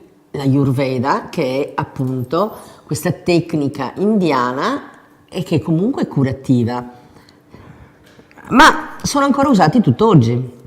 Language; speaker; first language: Italian; native; Italian